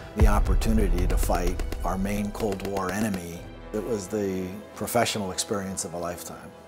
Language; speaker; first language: English; native; English